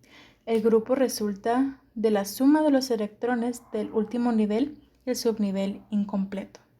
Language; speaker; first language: Spanish; native; Spanish